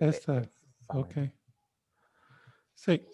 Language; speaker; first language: Spanish; non-native, fluent; English